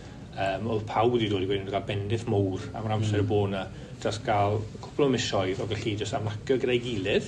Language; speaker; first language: Welsh; native; Welsh